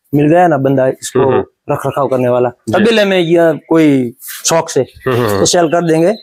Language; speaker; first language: Hindi; non-native, local second language; Gujarati